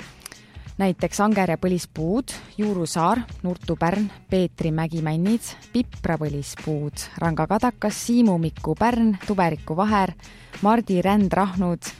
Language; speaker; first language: Estonian; native; Estonian